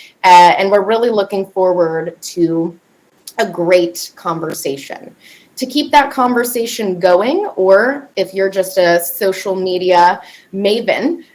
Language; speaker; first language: English; native; English